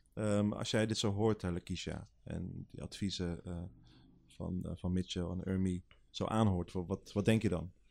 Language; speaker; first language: Dutch; early bilingual, other home language; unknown